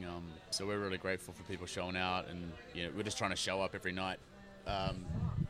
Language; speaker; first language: English; native; English